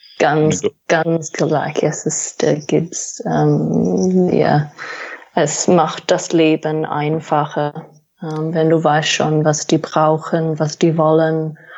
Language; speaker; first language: German; non-native, fluent; English